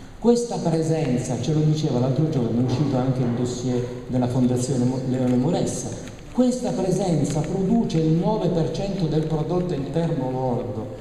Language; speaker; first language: Italian; native; Italian